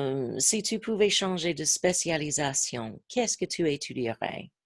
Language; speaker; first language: French; non-native, fluent; English